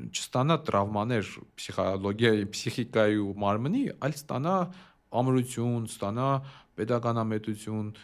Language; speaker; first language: Armenian; early bilingual, heritage; Armenian